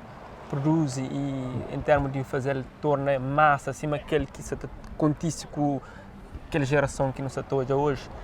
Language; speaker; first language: Portuguese; non-native, local second language; Kabuverdianu